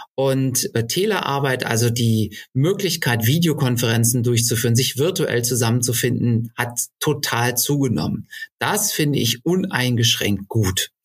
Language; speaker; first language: German; native; German